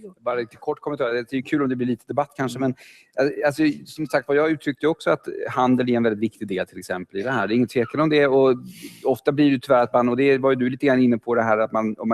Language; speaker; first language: Swedish; native; Swedish